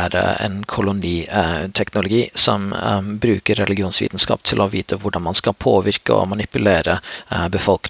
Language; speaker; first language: Norwegian; non-native, fluent; English